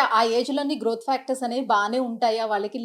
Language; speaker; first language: Telugu; native; Telugu